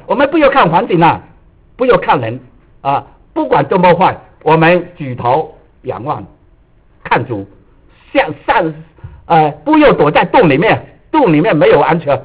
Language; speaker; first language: Chinese; native; Chinese